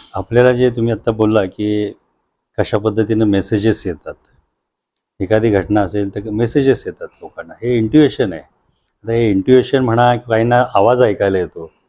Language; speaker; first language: Marathi; native; Marathi